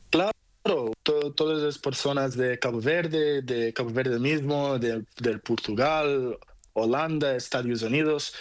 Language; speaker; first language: Spanish; non-native, learner; Portuguese